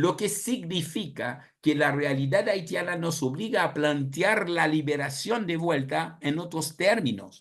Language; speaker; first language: Spanish; non-native, fluent; Haitian Creole